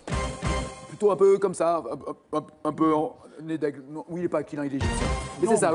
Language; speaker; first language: French; native; French